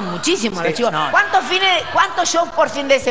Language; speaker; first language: Spanish; native; Spanish